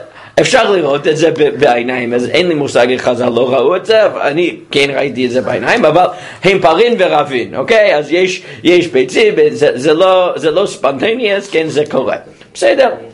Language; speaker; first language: Hebrew; non-native, fluent; English